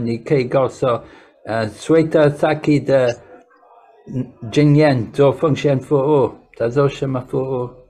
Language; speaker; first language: Chinese; non-native, learner; English